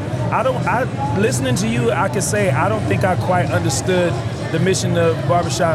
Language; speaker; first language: English; native; English